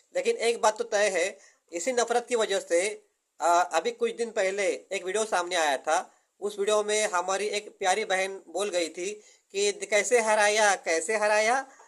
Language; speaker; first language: Hindi; non-native, local second language; Marathi